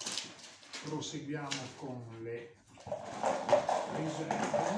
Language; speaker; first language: Italian; native; Italian